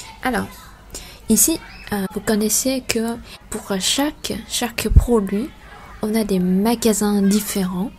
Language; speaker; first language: French; non-native, fluent; Vietnamese